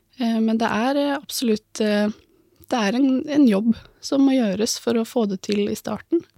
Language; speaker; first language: Norwegian; native; Norwegian